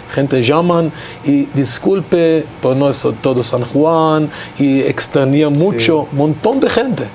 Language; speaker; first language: Spanish; non-native, learner; Hebrew